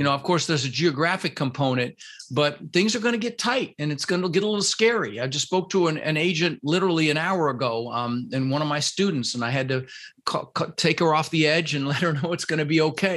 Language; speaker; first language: English; early bilingual, other home language; Dutch